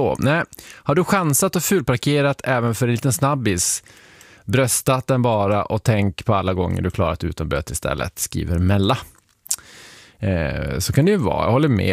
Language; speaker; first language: Swedish; native; Swedish